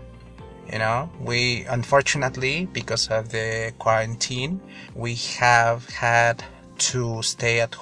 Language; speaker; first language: English; non-native, fluent; Spanish